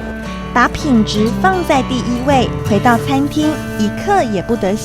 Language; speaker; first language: Chinese; native; Chinese